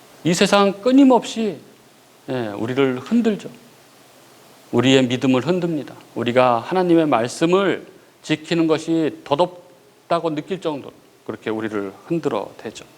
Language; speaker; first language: Korean; native; Korean